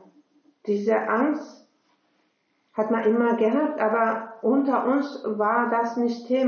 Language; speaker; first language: German; non-native, fluent; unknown